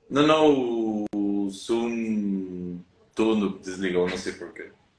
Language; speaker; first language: Portuguese; non-native, learner; Spanish